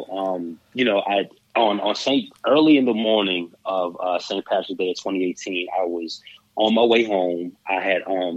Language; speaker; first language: English; native; English